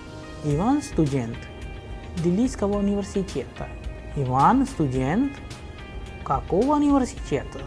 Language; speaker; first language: Russian; non-native, fluent; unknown